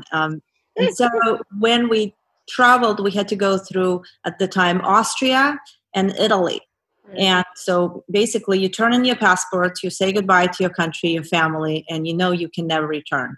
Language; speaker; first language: English; non-native, fluent; Azerbaijani